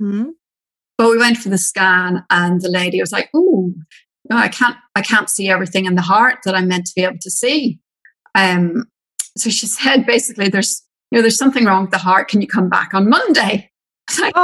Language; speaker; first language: English; native; English